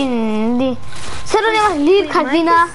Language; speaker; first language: Polish; early bilingual, heritage; Polish